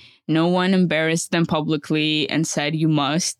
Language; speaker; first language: English; early bilingual, other home language; Russian